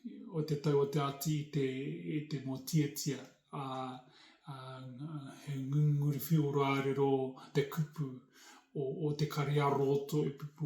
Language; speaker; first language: Māori; non-native, local second language; English